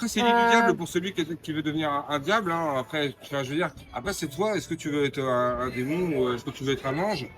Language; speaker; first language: French; native; French